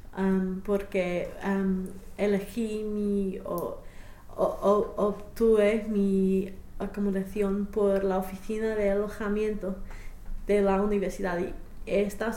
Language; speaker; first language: Spanish; non-native, fluent; English